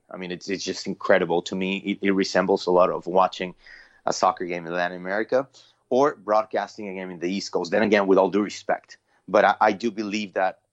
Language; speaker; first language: English; non-native, fluent; Spanish